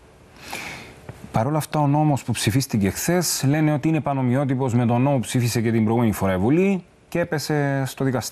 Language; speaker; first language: Greek; native; Greek